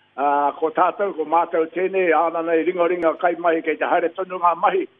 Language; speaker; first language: Māori; native; Māori